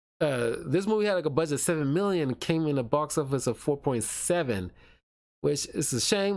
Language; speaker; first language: English; native; English